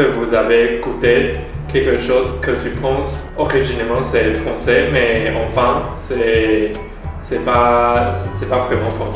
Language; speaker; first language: French; non-native, learner; Chinese